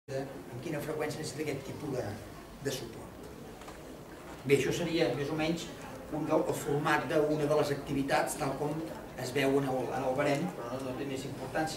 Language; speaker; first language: Catalan; native; Catalan